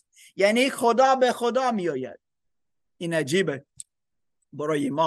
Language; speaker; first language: Persian; non-native, fluent; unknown